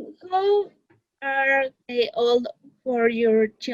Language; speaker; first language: English; non-native, learner; Spanish